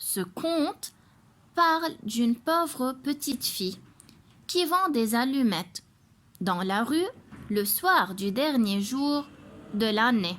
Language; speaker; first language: French; non-native, local second language; Arabic